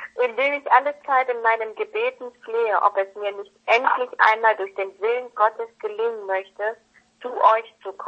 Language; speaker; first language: German; native; German